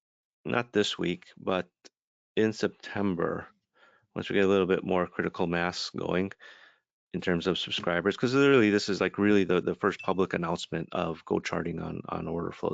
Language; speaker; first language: English; native; English